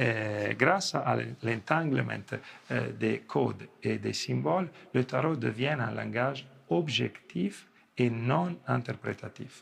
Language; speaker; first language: French; non-native, fluent; Italian